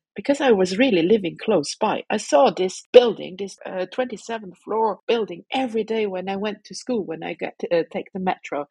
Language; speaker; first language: English; non-native, fluent; Luxembourgish